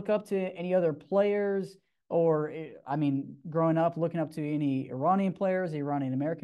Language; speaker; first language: English; native; English